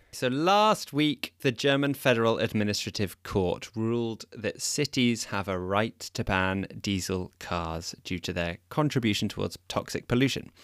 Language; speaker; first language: English; native; English